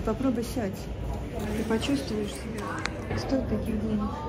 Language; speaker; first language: Russian; native; Russian